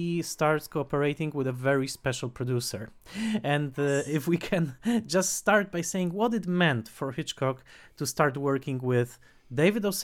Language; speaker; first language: English; non-native, fluent; Polish